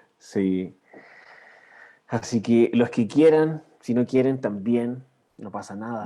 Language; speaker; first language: Spanish; native; Spanish